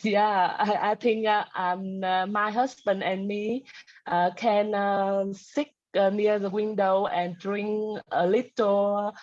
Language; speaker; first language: English; non-native, learner; Vietnamese